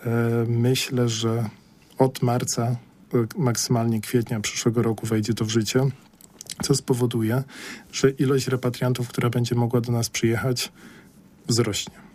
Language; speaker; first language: Polish; native; Polish